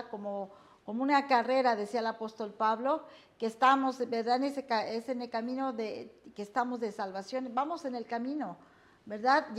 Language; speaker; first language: Spanish; native; Spanish